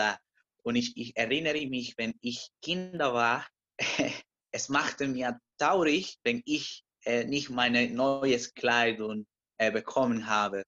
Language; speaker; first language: German; non-native, learner; Spanish